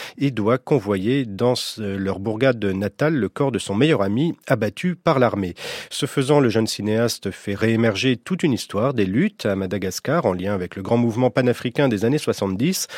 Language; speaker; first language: French; native; French